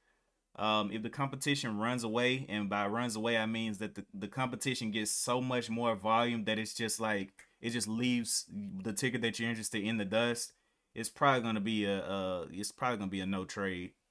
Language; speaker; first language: English; native; English